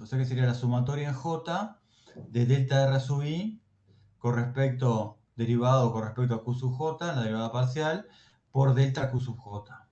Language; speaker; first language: Spanish; native; Spanish